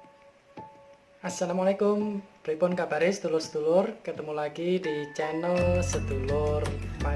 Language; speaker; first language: Indonesian; non-native, local second language; Javanese